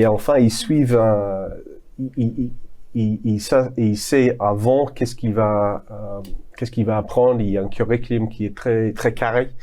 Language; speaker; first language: French; non-native, fluent; English